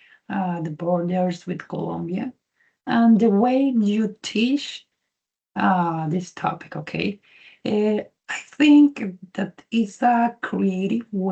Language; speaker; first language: English; non-native, learner; Spanish